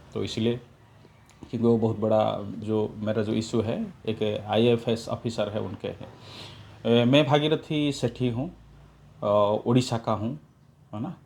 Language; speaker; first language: Hindi; non-native, local second language; Odia